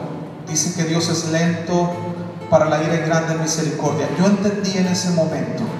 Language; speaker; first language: Spanish; native; Spanish